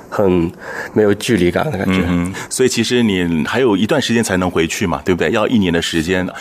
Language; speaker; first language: Chinese; native; Chinese